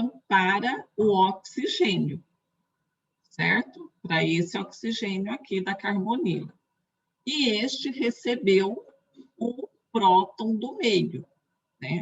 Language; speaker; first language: Portuguese; native; Portuguese